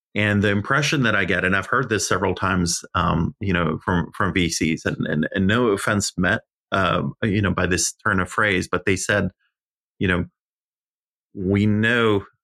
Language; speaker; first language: English; early bilingual, other home language; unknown